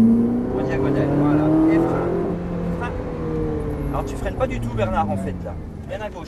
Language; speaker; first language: French; native; French